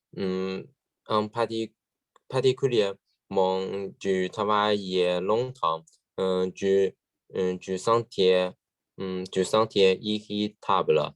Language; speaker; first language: French; non-native, learner; Chinese